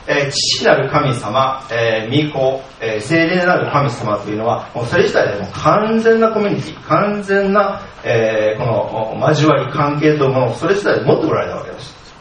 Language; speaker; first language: Japanese; native; Japanese